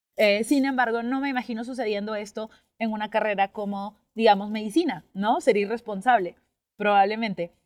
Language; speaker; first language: Spanish; native; Spanish